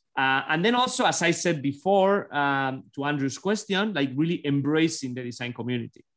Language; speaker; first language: English; non-native, fluent; Spanish